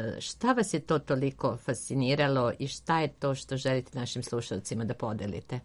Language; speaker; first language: Serbian; native; Serbian